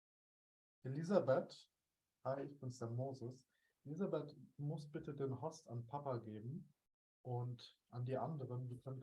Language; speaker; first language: German; early bilingual, other home language; Urdu